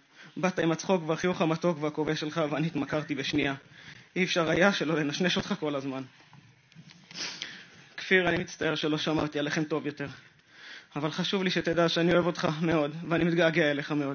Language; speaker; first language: Hebrew; native; Hebrew